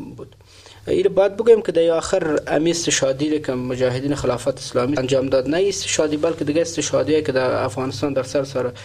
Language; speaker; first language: Persian; native; Persian